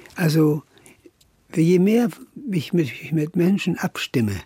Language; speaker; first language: German; native; German